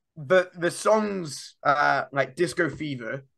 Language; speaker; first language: English; native; English